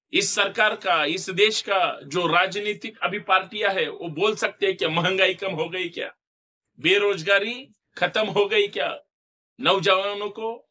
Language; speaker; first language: Hindi; non-native, local second language; Marathi